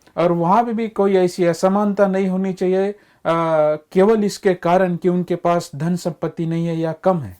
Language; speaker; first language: Hindi; non-native, local second language; Marathi